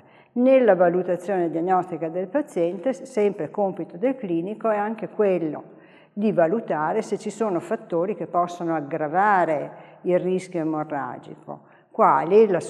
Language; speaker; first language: Italian; native; Italian